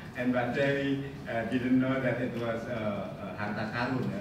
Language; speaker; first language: English; non-native, fluent; Indonesian